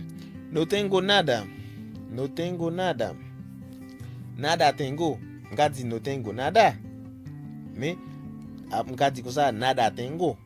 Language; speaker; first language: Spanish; non-native, learner; Haitian Creole